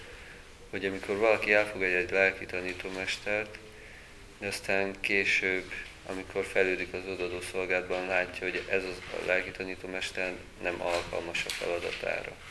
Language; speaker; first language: Hungarian; native; Hungarian